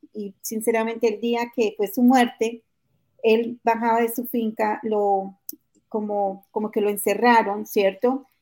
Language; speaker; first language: Spanish; native; Spanish